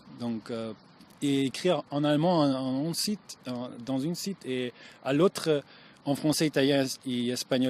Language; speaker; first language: French; non-native, learner; German